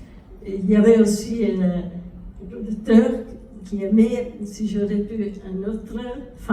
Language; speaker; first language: French; non-native, learner; Italian